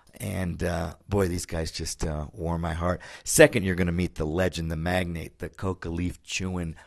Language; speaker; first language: English; native; English